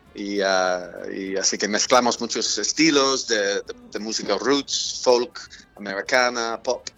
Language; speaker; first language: Spanish; non-native, fluent; English